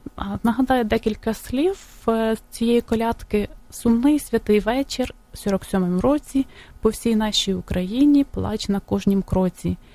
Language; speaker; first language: Ukrainian; native; Ukrainian